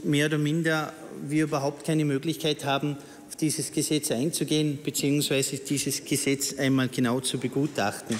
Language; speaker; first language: German; native; German